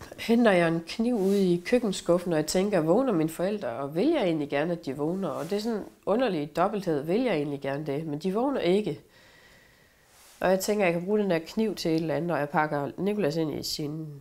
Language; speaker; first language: Danish; native; Danish